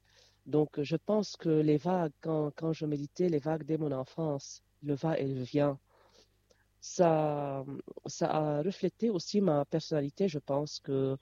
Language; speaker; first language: French; non-native, local second language; Arabic